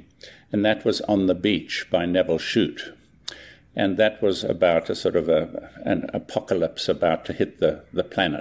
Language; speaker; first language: English; native; English